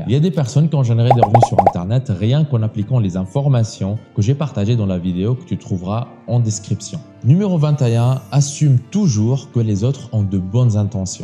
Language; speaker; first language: French; native; French